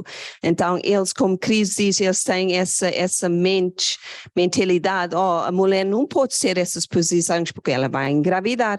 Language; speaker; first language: Portuguese; non-native, fluent; English